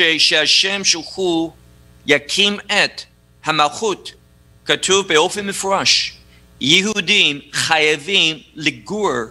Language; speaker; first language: Hebrew; non-native, fluent; English